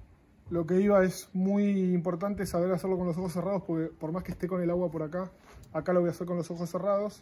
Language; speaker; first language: Spanish; native; Spanish